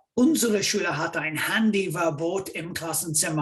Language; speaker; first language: German; non-native, fluent; English